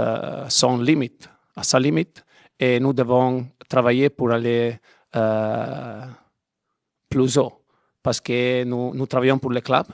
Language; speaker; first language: French; non-native, learner; Italian